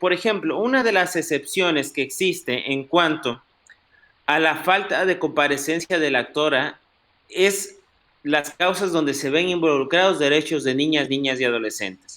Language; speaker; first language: Spanish; native; Spanish